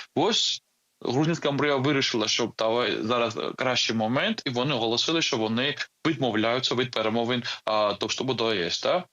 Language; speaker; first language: Ukrainian; non-native, fluent; Georgian